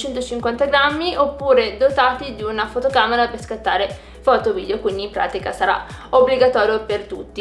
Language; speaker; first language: Italian; native; Italian